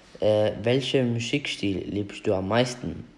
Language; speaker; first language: German; non-native, learner; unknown